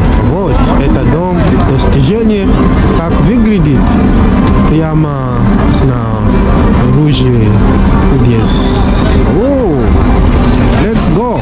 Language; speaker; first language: Russian; non-native, fluent; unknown